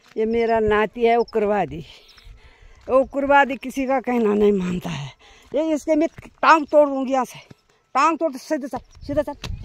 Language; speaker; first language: Hindi; non-native, local second language; Garhwali